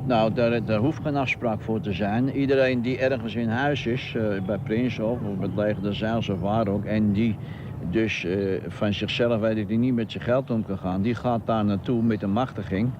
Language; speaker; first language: Dutch; native; Dutch